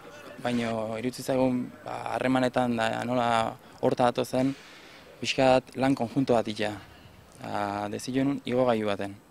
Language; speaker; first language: Basque; native; Basque